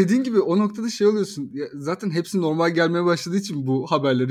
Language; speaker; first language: Turkish; native; Turkish